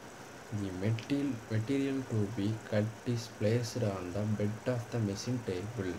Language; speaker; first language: English; non-native, local second language; Tamil